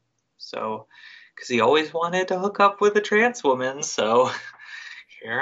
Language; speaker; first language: English; native; English